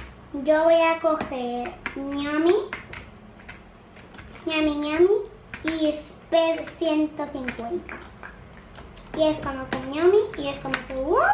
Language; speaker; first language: Spanish; native; Spanish